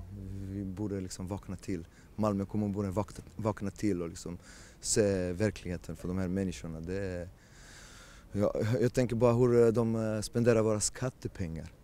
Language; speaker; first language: Swedish; early bilingual, other home language; Romanian